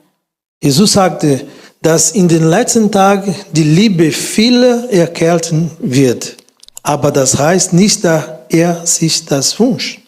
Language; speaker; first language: German; non-native, fluent; Portuguese